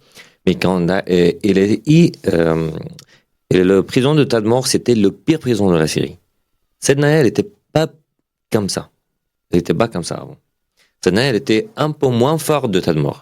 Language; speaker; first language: French; non-native, learner; Arabic